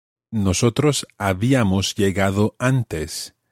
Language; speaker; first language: Spanish; non-native, fluent; English